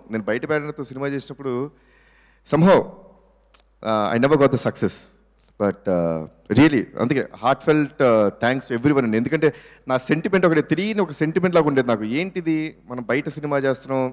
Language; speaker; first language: Telugu; native; Telugu